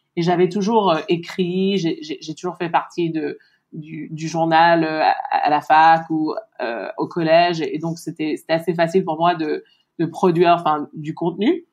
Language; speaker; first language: French; early bilingual, heritage; French